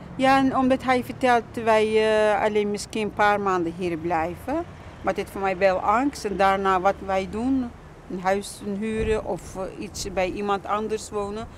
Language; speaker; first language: Dutch; non-native, learner; Turkish